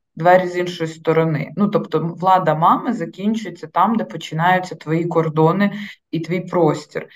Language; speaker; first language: Ukrainian; native; Ukrainian